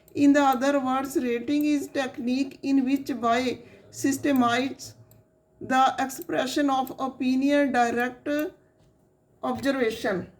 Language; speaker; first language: English; non-native, local second language; Punjabi